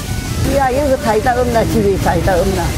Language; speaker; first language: Korean; native; Korean